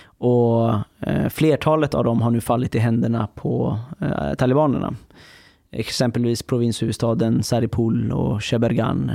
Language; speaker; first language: Swedish; early bilingual, other home language; Persian